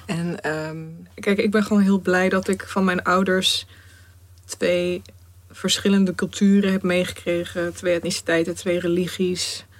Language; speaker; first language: Dutch; early bilingual, other home language; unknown